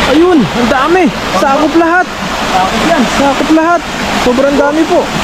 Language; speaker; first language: Filipino; native; Filipino